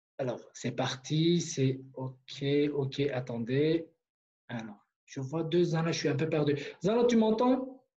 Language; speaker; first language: French; non-native, fluent; Kurdish